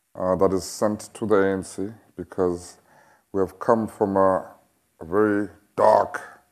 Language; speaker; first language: English; non-native, local second language; Xhosa